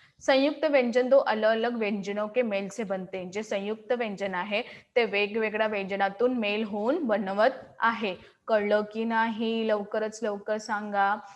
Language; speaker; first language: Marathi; non-native, local second language; Hindi